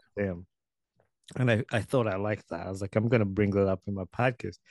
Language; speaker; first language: English; non-native, local second language; Ganda